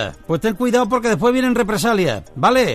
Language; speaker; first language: Spanish; native; Spanish